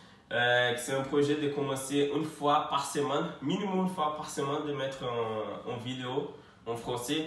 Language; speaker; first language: French; non-native, fluent; Portuguese